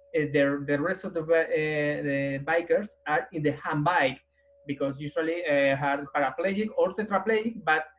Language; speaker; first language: English; non-native, learner; Spanish